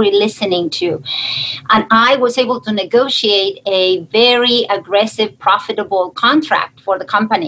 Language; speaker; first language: English; non-native, fluent; Spanish